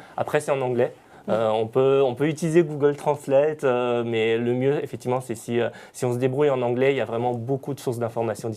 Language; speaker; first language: French; native; French